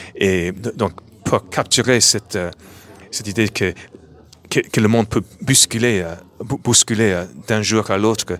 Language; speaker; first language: French; non-native, fluent; English